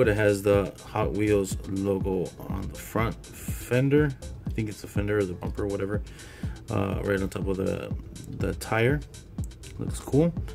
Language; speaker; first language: English; early bilingual, other home language; Spanish